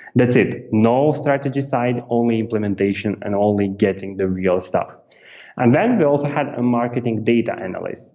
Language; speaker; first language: English; non-native, fluent; Romanian